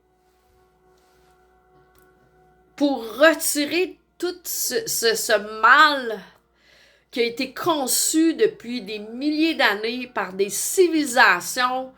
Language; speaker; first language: French; native; French